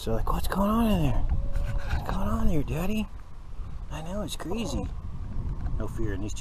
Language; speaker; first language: English; native; English